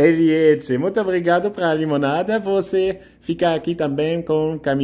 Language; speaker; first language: Portuguese; non-native, learner; French